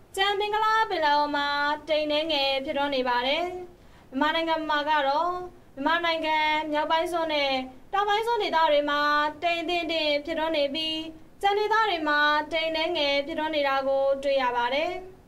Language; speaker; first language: Burmese; native; Burmese